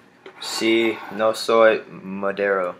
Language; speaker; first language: Spanish; non-native, learner; English